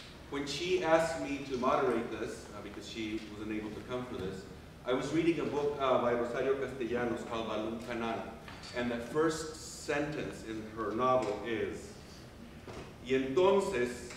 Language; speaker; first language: English; non-native, fluent; Spanish